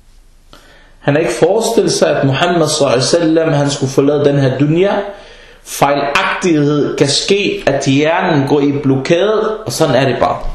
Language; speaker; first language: Danish; early bilingual, other home language; Arabic